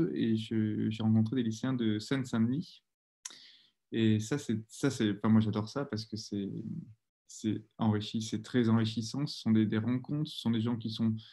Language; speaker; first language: French; native; French